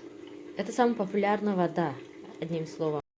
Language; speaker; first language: Russian; non-native, learner; Tajik